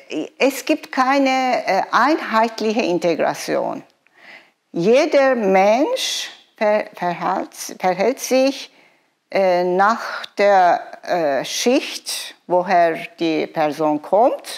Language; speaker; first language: German; non-native, fluent; Turkish